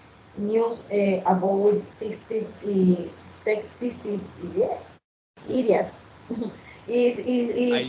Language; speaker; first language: English; non-native, learner; Spanish